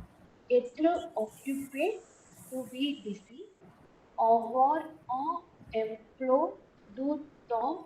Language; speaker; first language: French; non-native, learner; Tamil